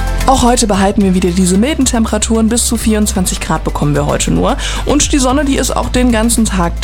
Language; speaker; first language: German; native; German